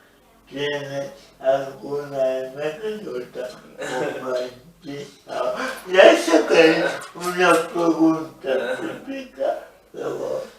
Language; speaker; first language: Spanish; non-native, local second language; Basque